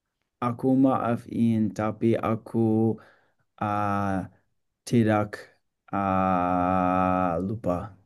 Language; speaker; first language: Indonesian; non-native, learner; English